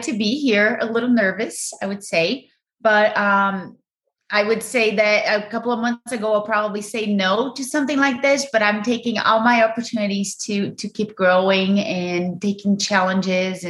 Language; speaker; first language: English; non-native, fluent; Portuguese